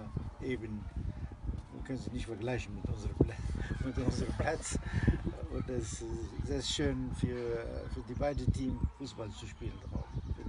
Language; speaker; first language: German; non-native, learner; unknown